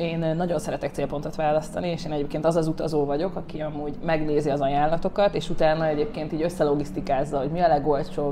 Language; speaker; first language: Hungarian; native; Hungarian